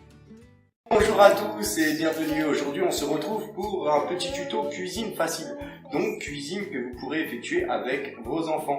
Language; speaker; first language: French; native; French